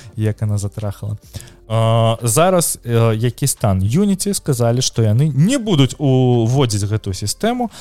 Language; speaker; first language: Belarusian; non-native, local second language; Russian